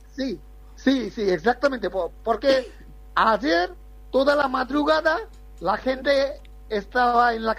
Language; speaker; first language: Spanish; non-native, fluent; Bangla